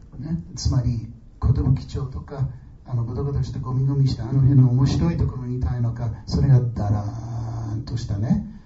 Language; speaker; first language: Japanese; non-native, fluent; English